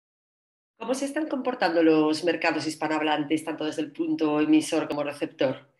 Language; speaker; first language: Spanish; native; Spanish